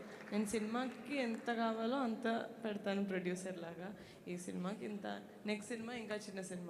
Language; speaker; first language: Telugu; native; Telugu